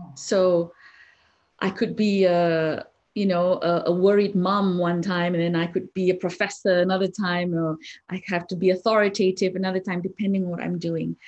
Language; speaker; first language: English; non-native, local second language; Malay